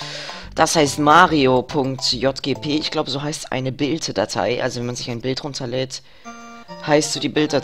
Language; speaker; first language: German; native; German